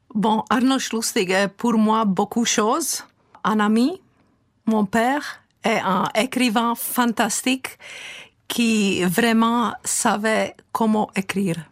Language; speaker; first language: French; non-native, fluent; Czech